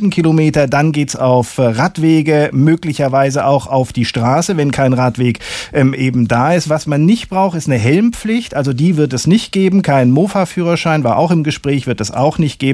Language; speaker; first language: German; native; German